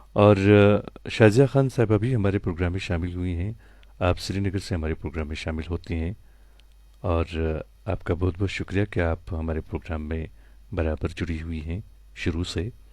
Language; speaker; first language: Hindi; non-native, local second language; Kashmiri